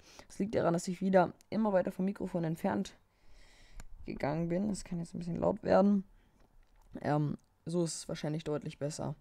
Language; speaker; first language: German; native; German